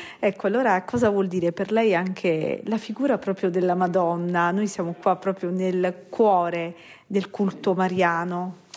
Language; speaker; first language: Italian; native; Italian